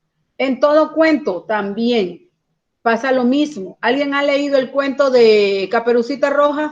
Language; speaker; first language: Spanish; native; Spanish